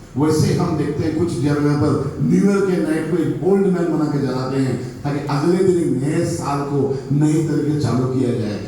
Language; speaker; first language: Hindi; non-native, local second language; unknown